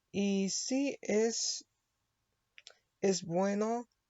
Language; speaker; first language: Spanish; non-native, learner; English